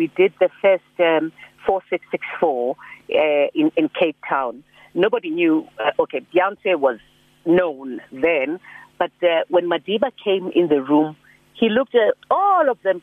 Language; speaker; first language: English; non-native, local second language; Zulu